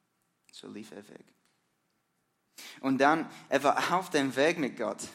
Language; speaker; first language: German; non-native, learner; English